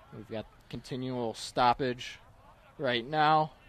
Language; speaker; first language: English; native; English